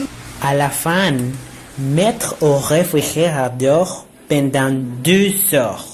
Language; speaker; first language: French; non-native, learner; Spanish